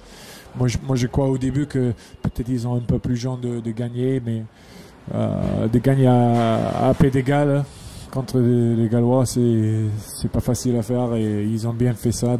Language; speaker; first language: French; non-native, fluent; English